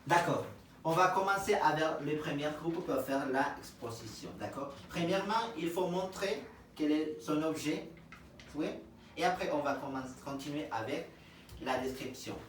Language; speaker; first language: French; non-native, fluent; Spanish